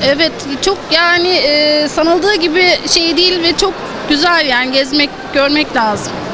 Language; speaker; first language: Turkish; native; Turkish